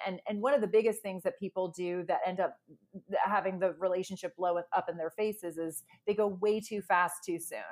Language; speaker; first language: English; native; English